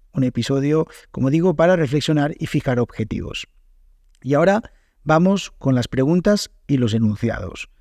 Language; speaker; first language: Spanish; native; Spanish